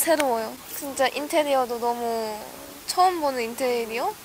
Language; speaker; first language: Korean; non-native, fluent; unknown